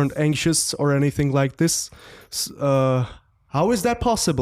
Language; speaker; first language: English; non-native, fluent; Czech